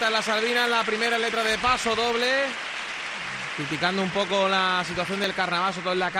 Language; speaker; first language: Spanish; native; Spanish